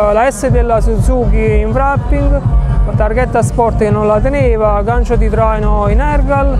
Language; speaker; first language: Italian; native; Italian